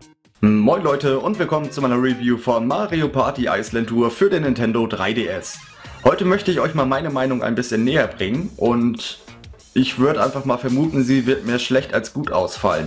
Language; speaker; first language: German; native; German